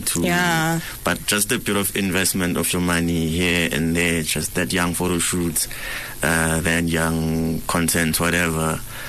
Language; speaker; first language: English; non-native, local second language; Swati